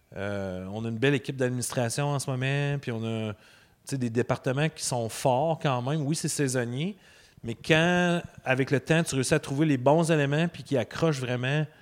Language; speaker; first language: French; native; French